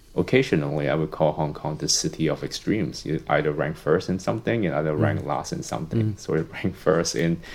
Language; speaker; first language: English; non-native, local second language; Cantonese